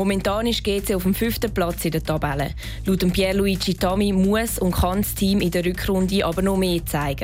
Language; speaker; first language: German; native; German